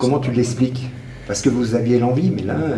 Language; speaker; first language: French; native; French